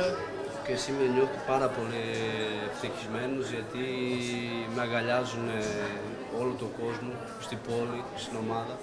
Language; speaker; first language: Greek; non-native, fluent; Portuguese